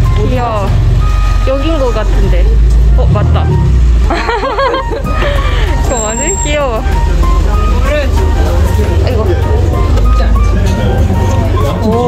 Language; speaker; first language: Korean; non-native, fluent; Japanese